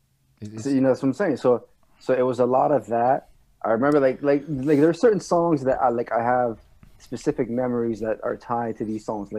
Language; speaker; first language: English; non-native, fluent; French